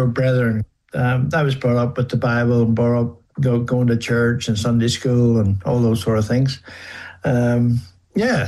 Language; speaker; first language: English; native; English